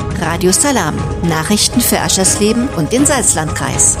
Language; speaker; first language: German; native; German